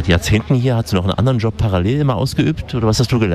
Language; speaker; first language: German; native; German